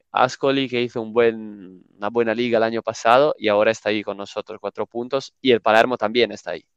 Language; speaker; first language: Spanish; non-native, fluent; Italian